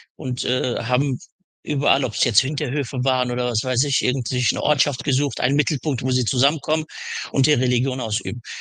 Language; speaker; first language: German; early bilingual, other home language; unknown